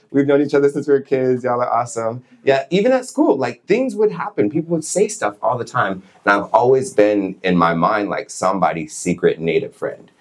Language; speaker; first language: English; native; English